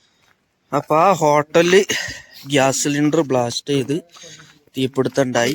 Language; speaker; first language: Malayalam; native; Malayalam